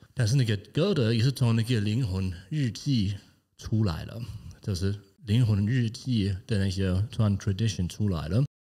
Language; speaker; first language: Chinese; non-native, fluent; German